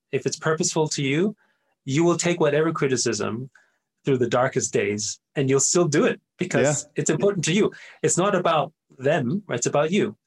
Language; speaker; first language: English; non-native, fluent; German